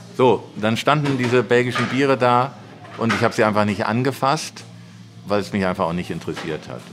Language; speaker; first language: German; native; German